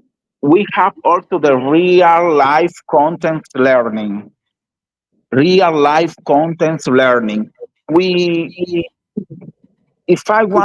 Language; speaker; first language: English; non-native, learner; Spanish